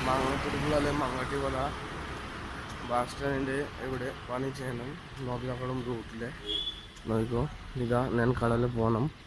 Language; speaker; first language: Malayalam; non-native, learner; Bangla